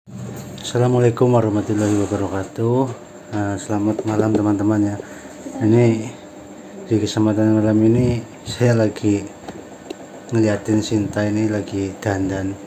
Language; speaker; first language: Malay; non-native, local second language; Javanese